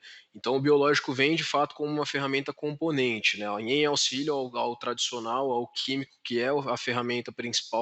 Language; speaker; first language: Portuguese; native; Portuguese